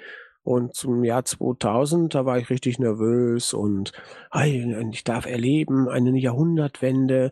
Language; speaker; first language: German; native; German